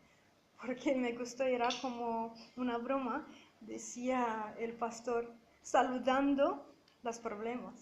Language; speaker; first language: Spanish; non-native, fluent; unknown